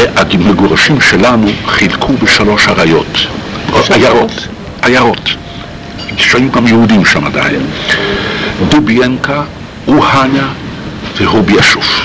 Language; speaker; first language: Hebrew; non-native, fluent; Polish